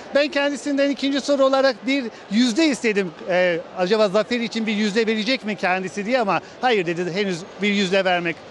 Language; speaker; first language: Turkish; native; Turkish